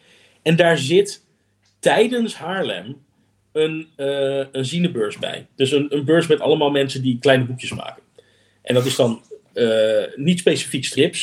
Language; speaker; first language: Dutch; native; Dutch